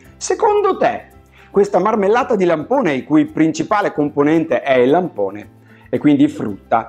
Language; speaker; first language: Italian; native; Italian